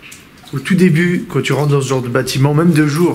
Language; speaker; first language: French; native; French